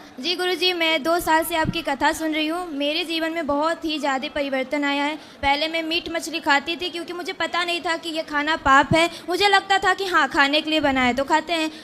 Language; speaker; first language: Hindi; native; Hindi